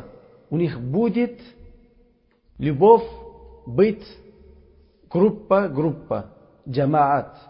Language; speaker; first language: Russian; non-native, learner; Uzbek